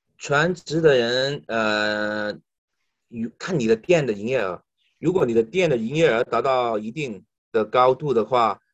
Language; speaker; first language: Chinese; native; Chinese